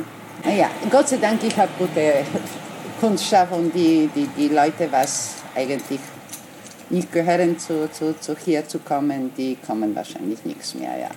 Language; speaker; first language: German; non-native, learner; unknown